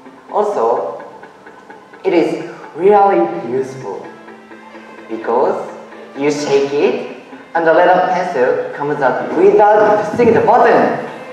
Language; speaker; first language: English; non-native, learner; Japanese